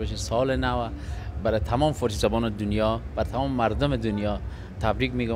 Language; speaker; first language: Persian; native; Persian